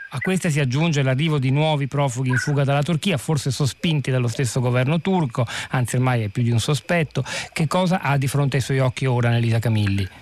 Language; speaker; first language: Italian; native; Italian